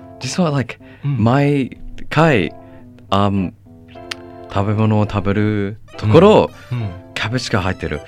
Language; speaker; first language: Japanese; non-native, learner; English